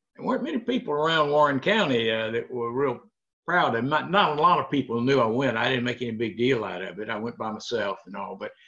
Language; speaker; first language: English; native; English